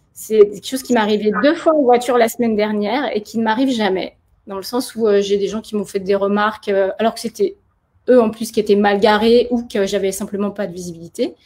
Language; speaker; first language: French; native; French